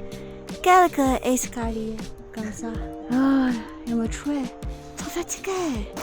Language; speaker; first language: French; non-native, learner; Chinese